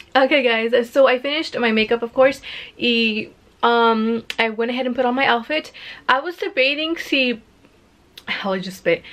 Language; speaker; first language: English; early bilingual, other home language; Spanish